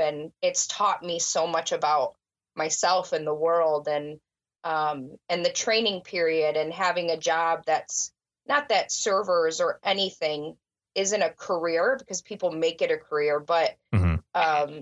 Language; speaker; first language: English; native; English